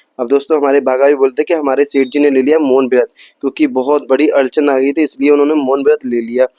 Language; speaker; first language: Hindi; native; Hindi